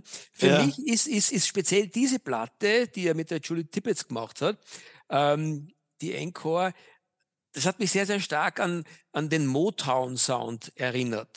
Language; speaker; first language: German; native; German